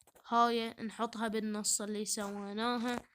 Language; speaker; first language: Arabic; native; Arabic